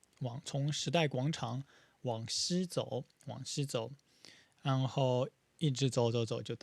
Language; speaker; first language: Chinese; native; Chinese